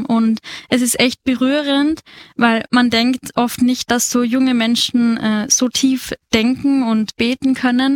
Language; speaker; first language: German; native; German